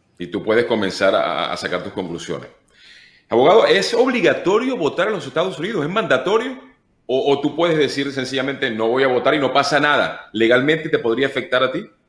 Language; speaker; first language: Spanish; native; Spanish